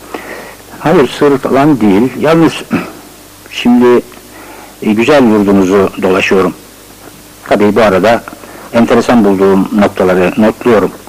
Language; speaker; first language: Turkish; native; Turkish